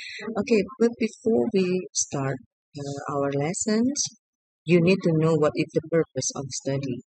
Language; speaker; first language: English; non-native, fluent; Indonesian